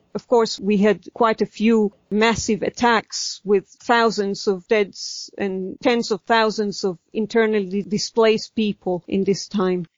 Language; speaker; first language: English; non-native, fluent; Hebrew